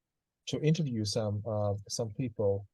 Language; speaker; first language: English; non-native, fluent; Russian